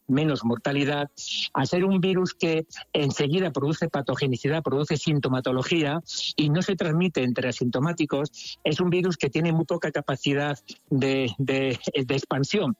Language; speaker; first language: Spanish; native; Spanish